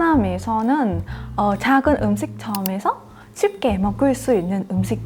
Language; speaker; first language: Korean; non-native, fluent; Vietnamese